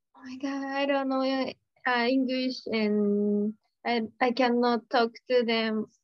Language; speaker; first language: English; non-native, learner; Japanese